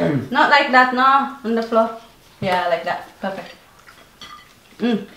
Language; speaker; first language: English; non-native, fluent; Indonesian